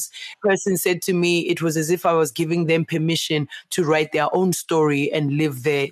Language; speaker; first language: English; non-native, local second language; Zulu